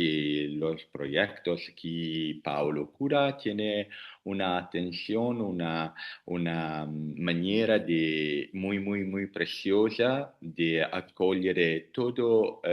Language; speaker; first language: Spanish; non-native, learner; Italian